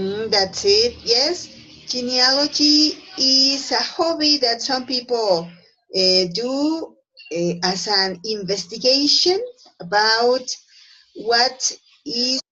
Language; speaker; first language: English; non-native, fluent; Spanish